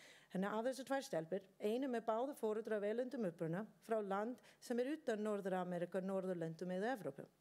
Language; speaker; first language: Icelandic; non-native, learner; English